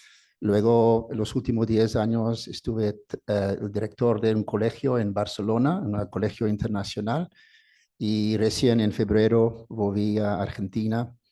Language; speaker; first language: Spanish; non-native, fluent; English